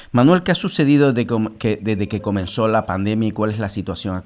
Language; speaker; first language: Spanish; native; Spanish